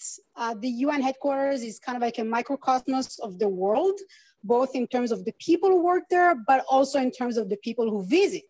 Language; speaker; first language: English; non-native, fluent; Hebrew